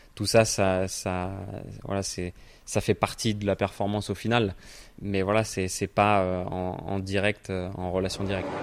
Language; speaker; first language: French; native; French